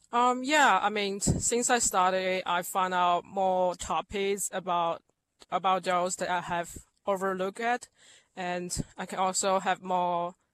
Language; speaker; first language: English; non-native, fluent; Chinese